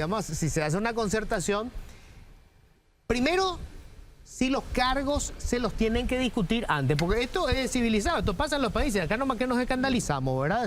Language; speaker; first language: Spanish; native; Spanish